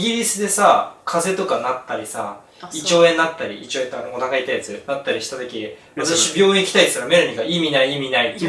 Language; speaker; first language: Japanese; native; Japanese